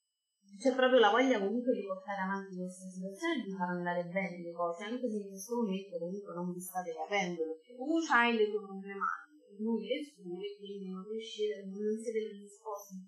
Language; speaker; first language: Italian; native; Italian